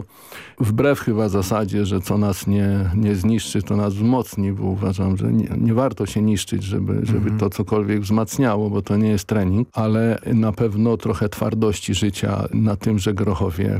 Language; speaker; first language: Polish; native; Polish